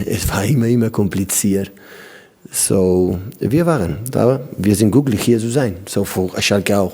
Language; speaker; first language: German; non-native, learner; Catalan